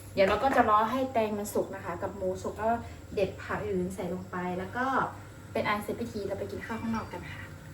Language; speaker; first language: Thai; non-native, local second language; Karen languages